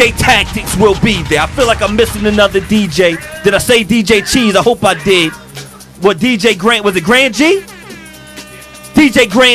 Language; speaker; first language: English; native; English